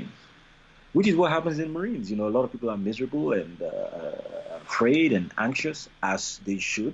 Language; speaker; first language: English; non-native, local second language; Yoruba